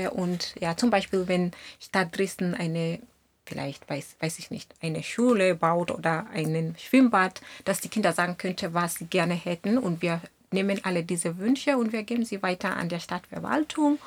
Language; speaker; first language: German; non-native, fluent; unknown